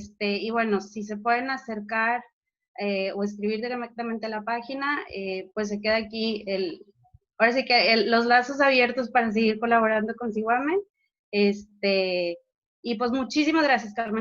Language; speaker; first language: Spanish; native; Spanish